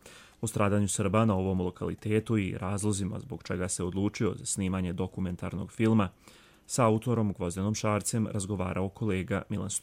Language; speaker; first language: Croatian; native; Croatian